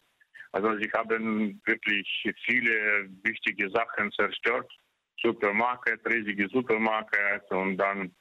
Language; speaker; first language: German; non-native, fluent; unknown